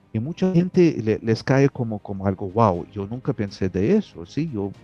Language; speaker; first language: Spanish; non-native, fluent; Russian